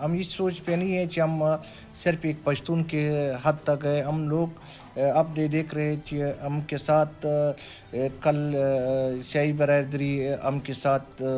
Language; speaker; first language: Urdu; non-native, local second language; Pashto